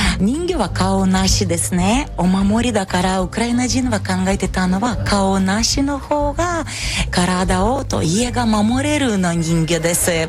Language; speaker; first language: Japanese; non-native, fluent; Ukrainian